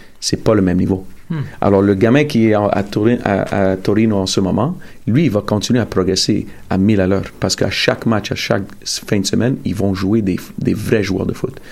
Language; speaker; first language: French; early bilingual, other home language; Italian